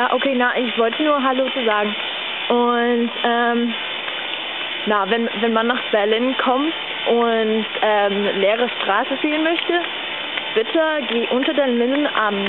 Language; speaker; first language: German; non-native, learner; English